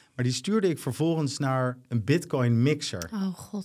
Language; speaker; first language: Dutch; native; Dutch